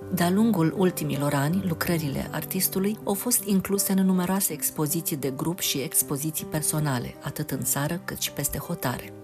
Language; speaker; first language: Romanian; native; Romanian